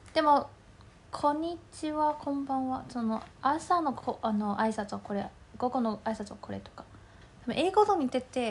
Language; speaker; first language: Japanese; non-native, fluent; Chinese